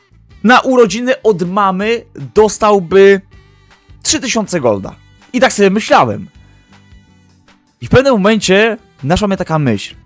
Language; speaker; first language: Polish; native; Polish